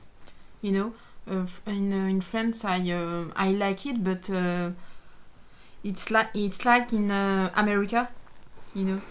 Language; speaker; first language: English; non-native, learner; French